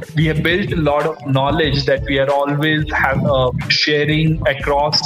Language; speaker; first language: English; non-native, local second language; Hindi